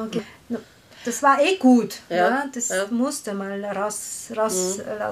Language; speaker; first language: German; non-native, learner; Korean